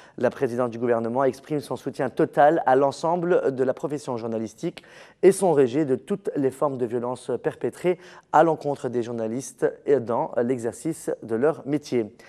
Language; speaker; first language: French; non-native, local second language; Arabic